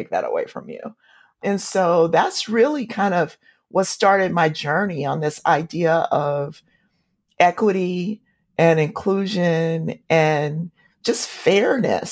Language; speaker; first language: English; native; English